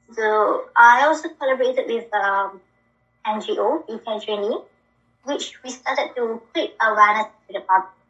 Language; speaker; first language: English; non-native, local second language; Malay